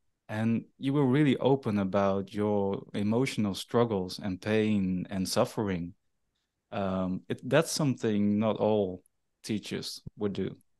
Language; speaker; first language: English; non-native, fluent; Dutch